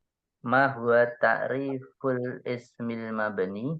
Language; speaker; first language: Arabic; non-native, learner; Indonesian